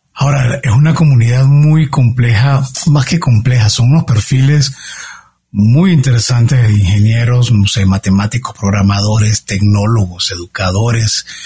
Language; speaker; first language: Spanish; native; Spanish